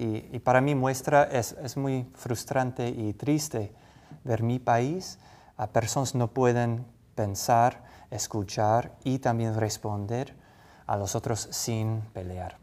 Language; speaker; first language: Spanish; non-native, fluent; English